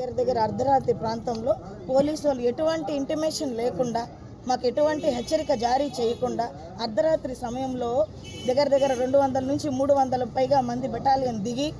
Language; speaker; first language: Telugu; non-native, local second language; Lambadi